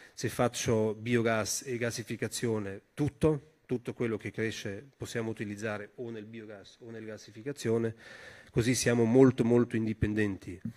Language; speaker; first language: Italian; non-native, local second language; German